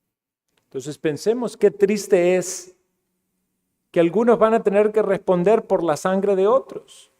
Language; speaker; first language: Spanish; native; Spanish